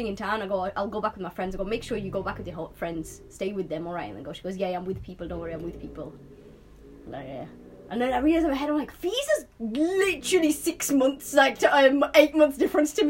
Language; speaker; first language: English; native; English